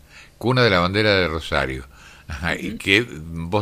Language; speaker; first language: Spanish; native; Spanish